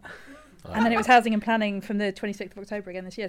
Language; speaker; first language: English; native; English